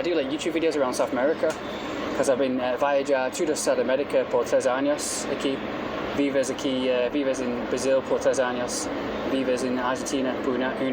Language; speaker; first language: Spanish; non-native, learner; English